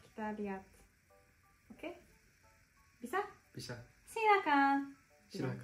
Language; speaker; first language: Indonesian; non-native, learner; Turkish